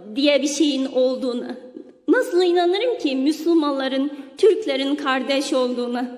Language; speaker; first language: Turkish; non-native, fluent; Uyghur